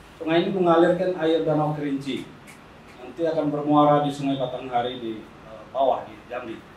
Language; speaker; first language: Indonesian; non-native, local second language; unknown